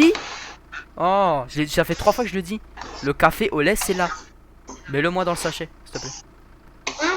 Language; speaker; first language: French; native; French